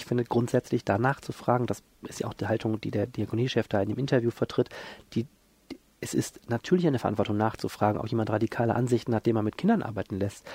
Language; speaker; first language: German; native; German